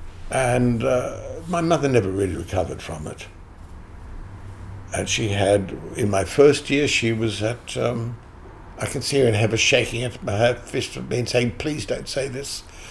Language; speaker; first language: English; native; English